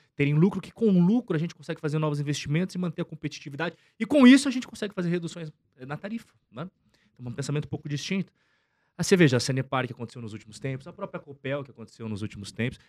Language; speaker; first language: Portuguese; native; Portuguese